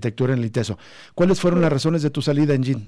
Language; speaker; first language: Spanish; native; Spanish